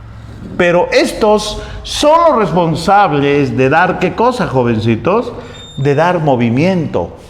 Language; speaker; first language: Spanish; native; Spanish